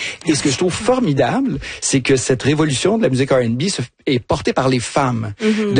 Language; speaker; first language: French; native; French